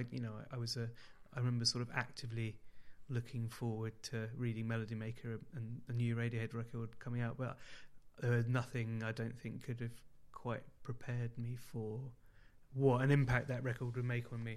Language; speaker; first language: English; native; English